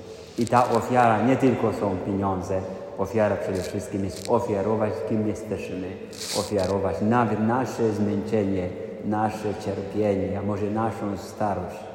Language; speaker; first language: Polish; non-native, fluent; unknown